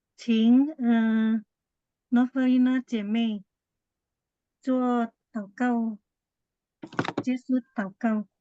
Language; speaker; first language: Chinese; non-native, learner; Indonesian